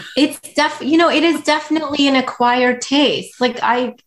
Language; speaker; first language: English; early bilingual, other home language; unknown